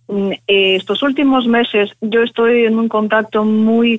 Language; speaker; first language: Spanish; non-native, fluent; Ukrainian